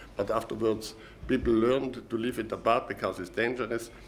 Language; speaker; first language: English; non-native, fluent; German